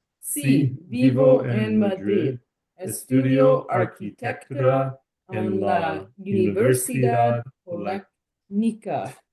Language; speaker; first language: Spanish; non-native, learner; English